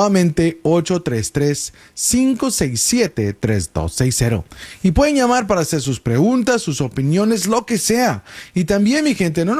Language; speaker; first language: Spanish; early bilingual, heritage; Spanish